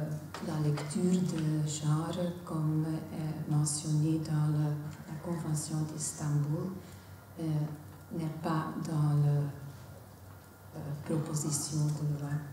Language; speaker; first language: French; non-native, local second language; Dutch